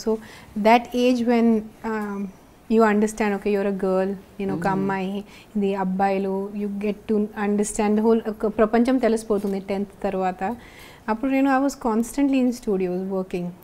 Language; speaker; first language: Telugu; non-native, local second language; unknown